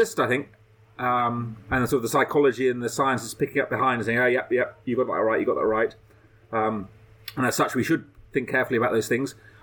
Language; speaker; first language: English; native; English